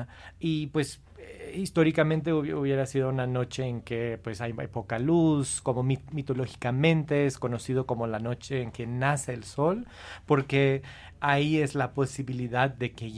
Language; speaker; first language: Spanish; non-native, fluent; English